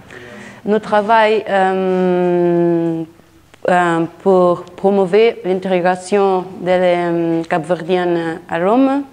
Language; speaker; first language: French; non-native, fluent; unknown